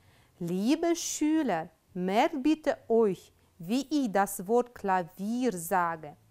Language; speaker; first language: German; non-native, fluent; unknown